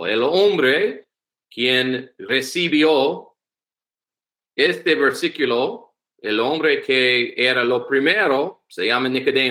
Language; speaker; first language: Spanish; non-native, learner; English